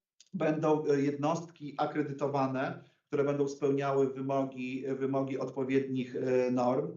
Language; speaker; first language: Polish; native; Polish